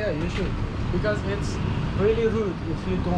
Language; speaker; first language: English; non-native, fluent; Persian